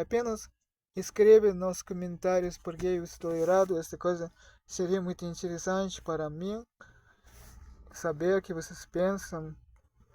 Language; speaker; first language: Portuguese; non-native, learner; Russian